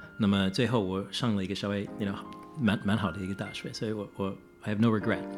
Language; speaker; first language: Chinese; non-native, fluent; English